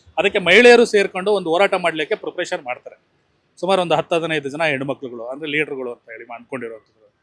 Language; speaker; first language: Kannada; native; Kannada